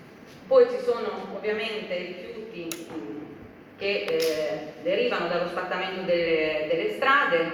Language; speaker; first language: Italian; native; Italian